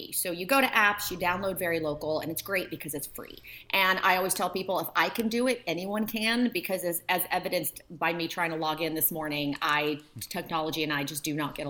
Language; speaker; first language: English; early bilingual, other home language; Polish